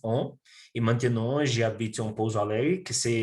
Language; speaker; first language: French; non-native, learner; Portuguese